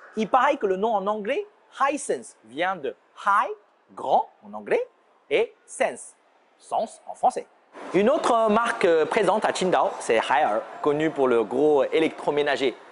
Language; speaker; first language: French; non-native, fluent; Chinese